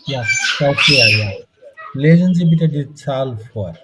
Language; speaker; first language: German; non-native, fluent; Bangla